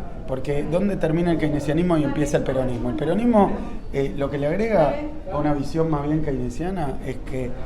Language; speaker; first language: Spanish; native; Spanish